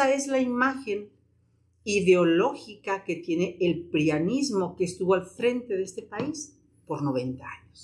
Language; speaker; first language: Spanish; native; Spanish